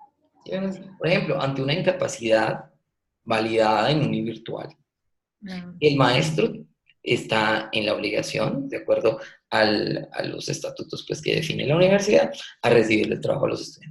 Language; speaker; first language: Spanish; native; Spanish